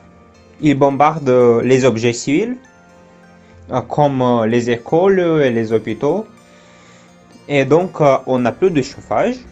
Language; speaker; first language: French; non-native, learner; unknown